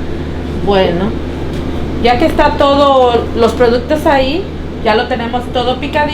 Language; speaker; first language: Spanish; native; Spanish